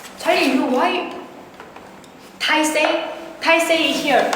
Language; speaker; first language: English; non-native, learner; Korean